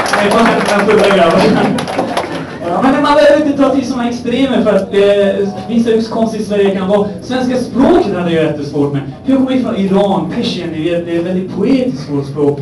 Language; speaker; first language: Swedish; early bilingual, other home language; Persian